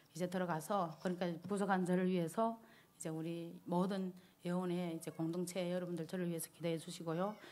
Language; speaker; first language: Korean; early bilingual, heritage; Korean